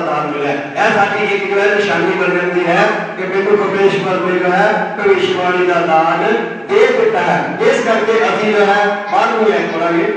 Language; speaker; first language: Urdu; non-native, local second language; Punjabi